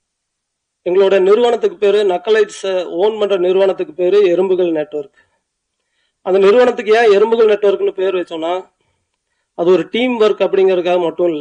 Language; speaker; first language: Tamil; native; Tamil